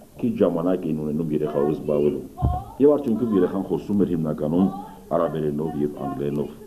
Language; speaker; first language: Armenian; native; Armenian